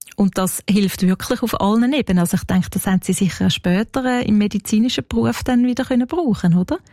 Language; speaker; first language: German; native; German